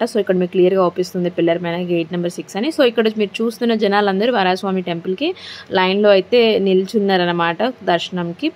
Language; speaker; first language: Telugu; non-native, local second language; Lambadi